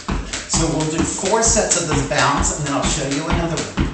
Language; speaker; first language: English; native; English